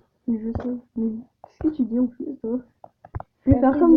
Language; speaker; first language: French; native; French